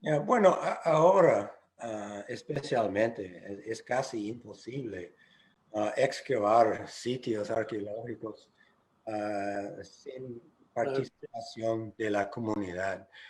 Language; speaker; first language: Spanish; non-native, fluent; English